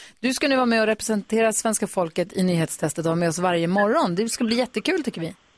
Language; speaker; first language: Swedish; native; Swedish